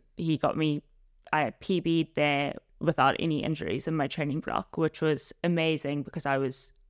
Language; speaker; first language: English; native; English